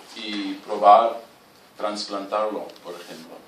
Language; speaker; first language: Spanish; non-native, fluent; German